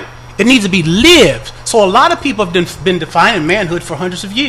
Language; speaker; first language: English; native; English